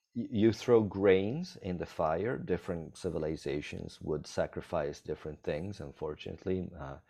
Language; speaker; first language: English; non-native, fluent; Italian